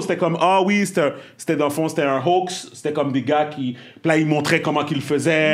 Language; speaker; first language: French; native; French